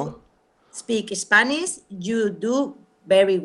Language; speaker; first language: English; non-native, learner; Spanish